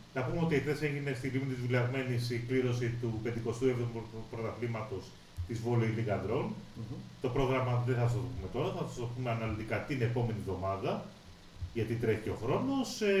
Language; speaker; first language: Greek; native; Greek